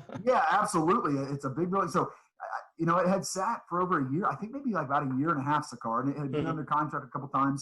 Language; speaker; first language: English; native; English